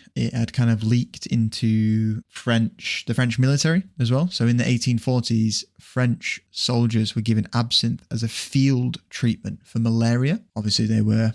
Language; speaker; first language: English; native; English